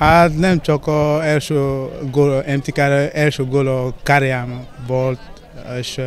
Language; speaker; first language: Hungarian; non-native, learner; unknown